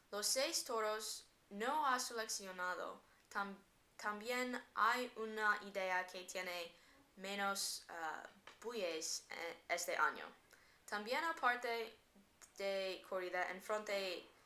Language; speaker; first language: Spanish; non-native, learner; English